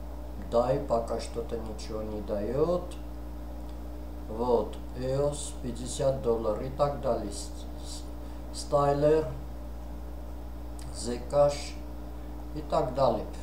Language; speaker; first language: Russian; non-native, fluent; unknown